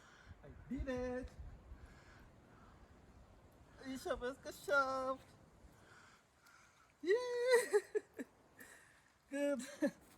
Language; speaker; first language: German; non-native, learner; Swahili